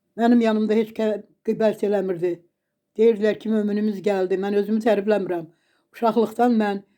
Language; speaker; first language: Azerbaijani; native; Azerbaijani